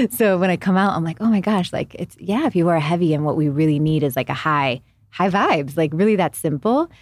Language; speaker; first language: English; native; English